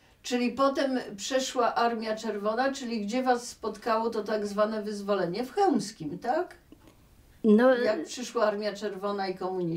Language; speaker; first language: Polish; native; Polish